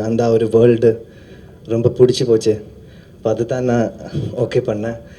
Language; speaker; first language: Tamil; non-native, learner; Malayalam